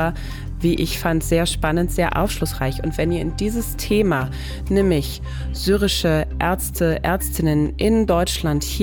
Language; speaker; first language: German; native; German